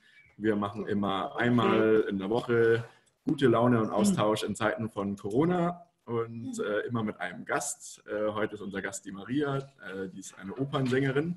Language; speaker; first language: German; native; German